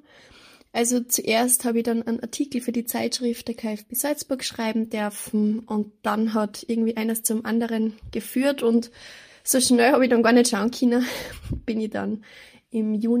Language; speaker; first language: German; native; German